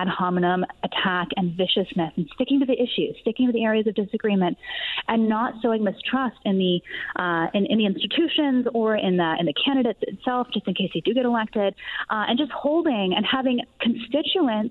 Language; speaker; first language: English; native; English